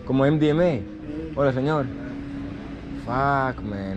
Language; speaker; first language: Spanish; non-native, learner; Greek